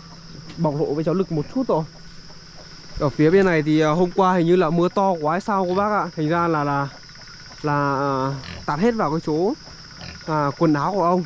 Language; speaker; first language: Vietnamese; native; Vietnamese